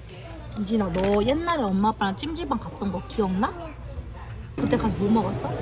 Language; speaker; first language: Korean; native; Korean